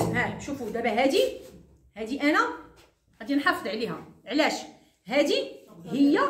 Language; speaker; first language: Arabic; native; Arabic